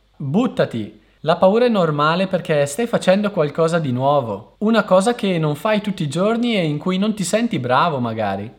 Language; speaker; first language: Italian; native; Italian